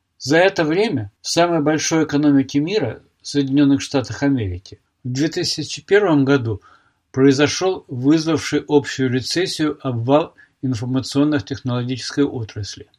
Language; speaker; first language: Russian; native; Russian